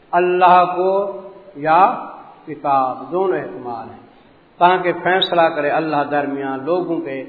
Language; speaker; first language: Urdu; non-native, local second language; Punjabi